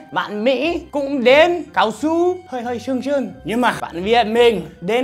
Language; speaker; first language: Vietnamese; non-native, fluent; English